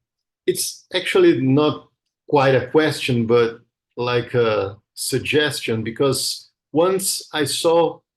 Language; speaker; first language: English; non-native, fluent; Portuguese